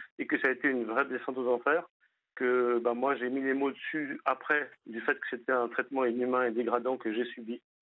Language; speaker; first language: French; native; French